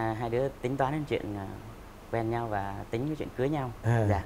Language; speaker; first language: Vietnamese; native; Vietnamese